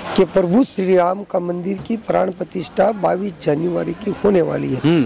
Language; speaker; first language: Hindi; non-native, local second language; Gujarati